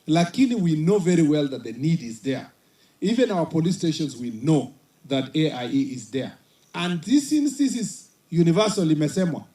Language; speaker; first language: English; non-native, local second language; Swahili